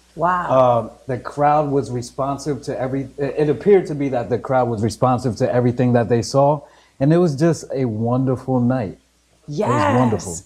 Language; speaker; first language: English; native; English